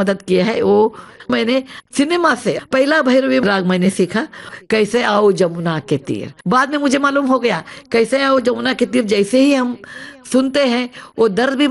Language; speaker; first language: Hindi; non-native, local second language; Kannada